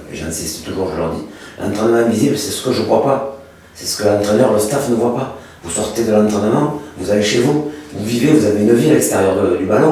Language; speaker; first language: French; native; French